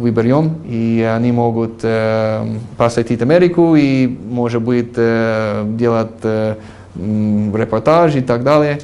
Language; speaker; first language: Russian; non-native, fluent; English